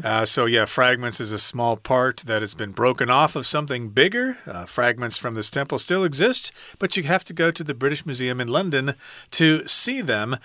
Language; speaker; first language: English; native; English